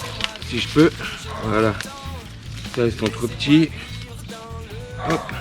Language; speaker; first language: French; native; French